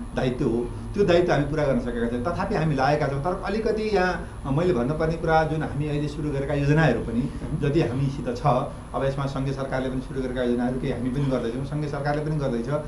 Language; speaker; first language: Nepali; native; Nepali